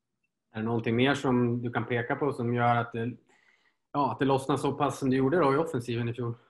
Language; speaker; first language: Swedish; native; Swedish